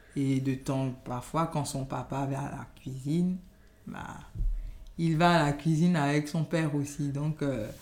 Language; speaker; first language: French; non-native, local second language; Yoruba